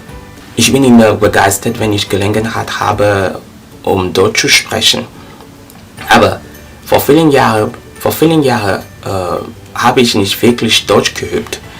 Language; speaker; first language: German; non-native, learner; French